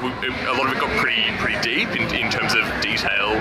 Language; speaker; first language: English; native; English